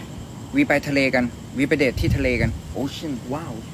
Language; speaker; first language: English; non-native, learner; Thai